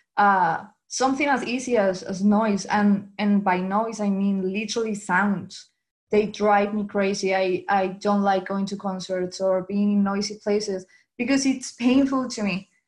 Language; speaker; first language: English; non-native, fluent; Spanish